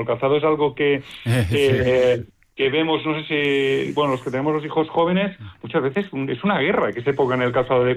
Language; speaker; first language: Spanish; native; Spanish